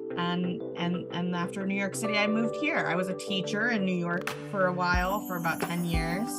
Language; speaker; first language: English; native; English